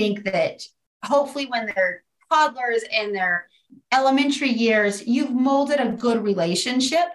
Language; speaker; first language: English; native; English